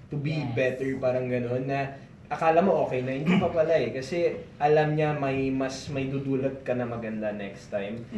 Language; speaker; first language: Filipino; early bilingual, heritage; Filipino